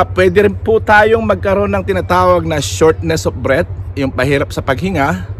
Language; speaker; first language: Filipino; native; Filipino